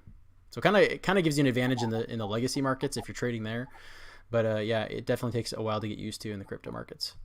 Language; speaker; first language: English; native; English